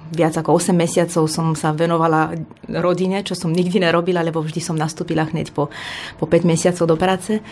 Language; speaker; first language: Slovak; non-native, fluent; Romanian